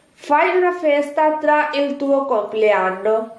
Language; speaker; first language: Italian; non-native, fluent; Urdu